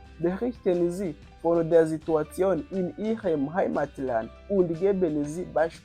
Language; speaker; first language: German; non-native, fluent; Kinyarwanda